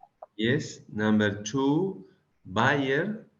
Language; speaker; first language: English; non-native, learner; Spanish